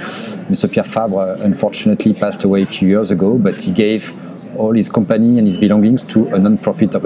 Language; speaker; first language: English; non-native, fluent; French